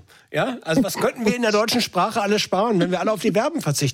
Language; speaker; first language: German; native; German